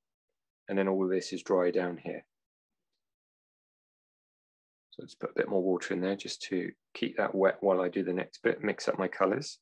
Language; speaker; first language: English; native; English